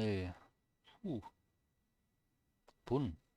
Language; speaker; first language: Korean; non-native, learner; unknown